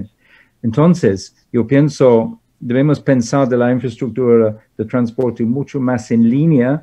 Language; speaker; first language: Spanish; non-native, fluent; English